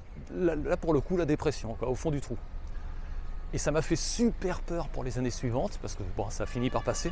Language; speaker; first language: French; native; French